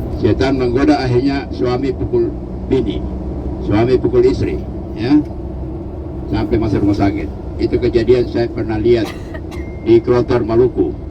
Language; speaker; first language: Indonesian; native; Indonesian